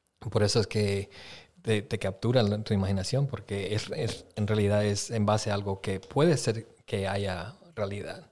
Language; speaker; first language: Spanish; early bilingual, heritage; Spanish